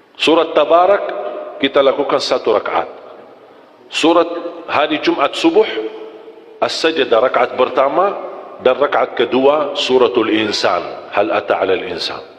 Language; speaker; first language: Malay; non-native, fluent; Arabic